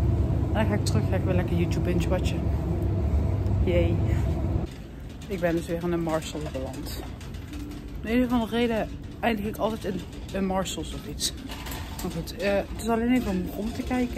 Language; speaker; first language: Dutch; native; Dutch